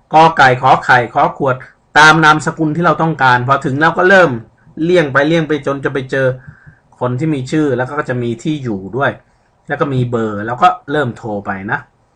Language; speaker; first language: Thai; early bilingual, other home language; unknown